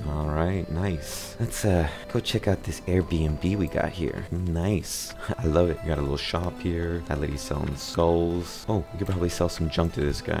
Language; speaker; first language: English; native; English